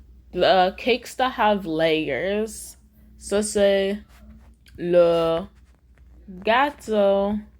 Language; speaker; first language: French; non-native, learner; English